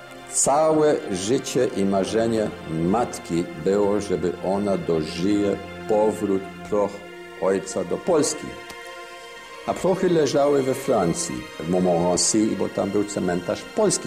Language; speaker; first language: Polish; early bilingual, heritage; Polish